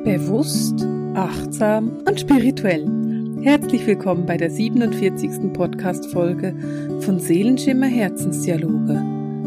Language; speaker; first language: German; native; German